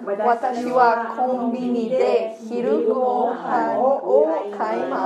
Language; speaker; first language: Japanese; non-native, learner; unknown